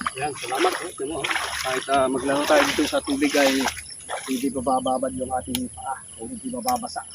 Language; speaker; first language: Filipino; non-native, local second language; Iloko